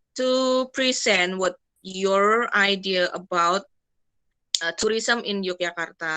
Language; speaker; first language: English; non-native, fluent; Indonesian